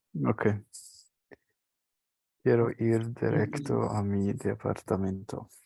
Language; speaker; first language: Spanish; non-native, learner; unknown